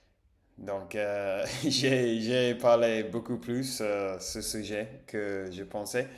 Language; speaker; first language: French; non-native, fluent; Spanish